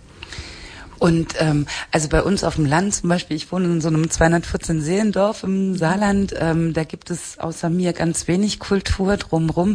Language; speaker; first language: German; native; German